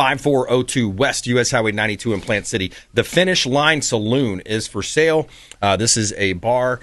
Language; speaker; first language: English; native; English